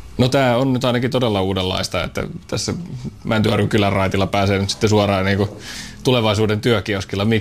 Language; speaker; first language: Finnish; native; Finnish